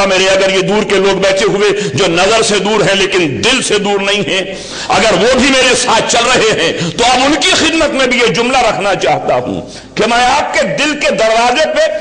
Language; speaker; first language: Urdu; native; Urdu